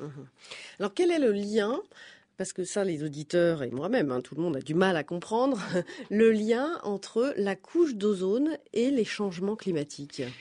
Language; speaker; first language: French; native; French